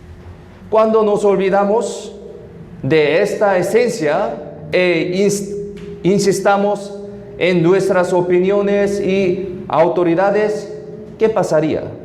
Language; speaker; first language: Spanish; non-native, fluent; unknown